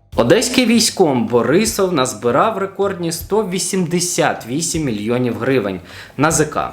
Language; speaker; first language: Ukrainian; non-native, local second language; Russian